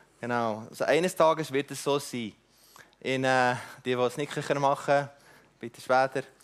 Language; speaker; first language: German; non-native, fluent; Afrikaans